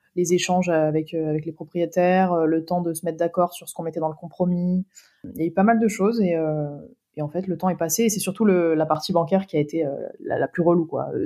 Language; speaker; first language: French; native; French